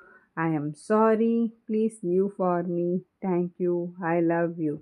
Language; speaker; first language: English; non-native, learner; Tamil